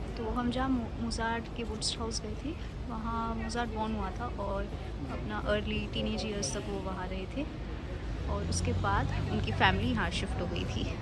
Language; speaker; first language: Hindi; native; Hindi